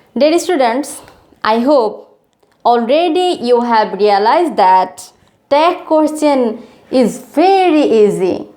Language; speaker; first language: English; non-native, local second language; Bangla